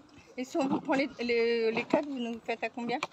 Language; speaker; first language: French; native; French